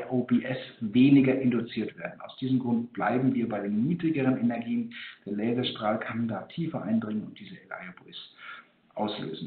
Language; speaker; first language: German; native; German